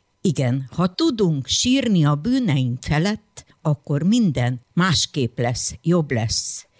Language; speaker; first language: Hungarian; native; Hungarian